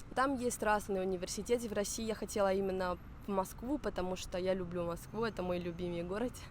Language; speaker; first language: Russian; non-native, fluent; Spanish